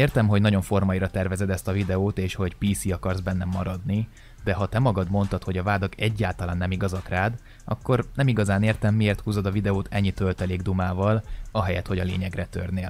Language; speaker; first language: Hungarian; native; Hungarian